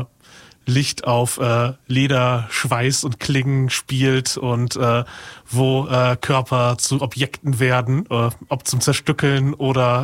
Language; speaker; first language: German; native; German